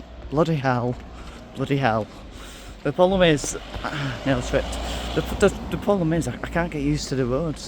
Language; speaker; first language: English; native; English